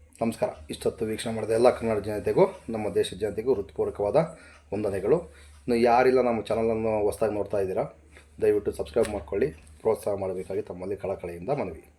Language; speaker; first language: Kannada; native; Kannada